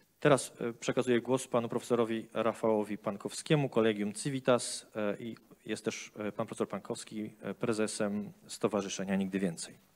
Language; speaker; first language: Polish; native; Polish